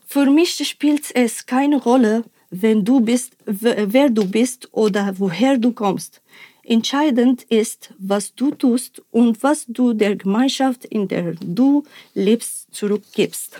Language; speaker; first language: German; non-native, fluent; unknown